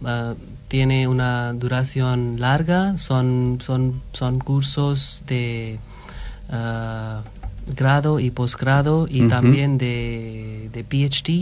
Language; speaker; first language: Spanish; non-native, fluent; Hindi